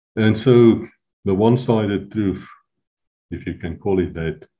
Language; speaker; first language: English; non-native, local second language; Afrikaans